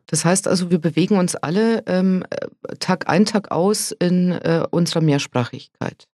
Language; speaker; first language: German; native; German